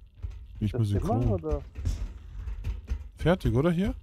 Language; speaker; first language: German; native; German